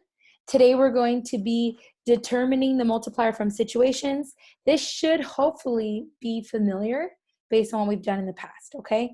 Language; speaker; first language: English; native; English